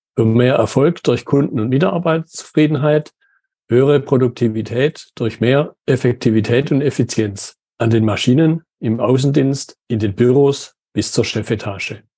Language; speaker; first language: German; native; German